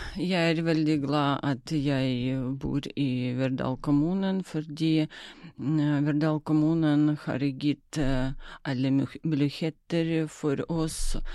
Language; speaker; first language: Norwegian; non-native, learner; Ukrainian